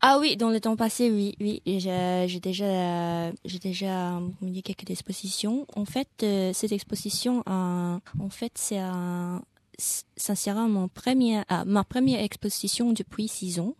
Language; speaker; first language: French; non-native, learner; Indonesian